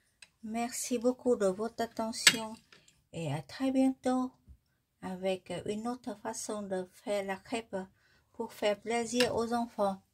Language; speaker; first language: French; non-native, fluent; Vietnamese